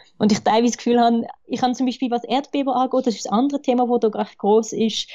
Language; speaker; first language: German; early bilingual, other home language; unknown